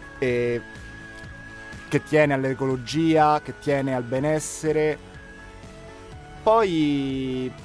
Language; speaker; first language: Italian; native; Italian